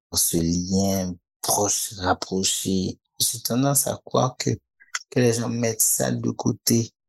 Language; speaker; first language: French; native; French